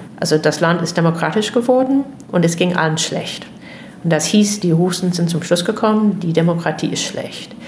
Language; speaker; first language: German; non-native, fluent; English